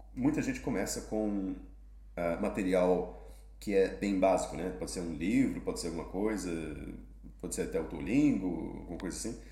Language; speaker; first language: Portuguese; native; Portuguese